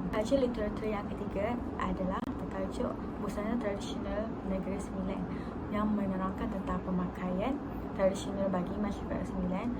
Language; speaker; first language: Malay; native; Malay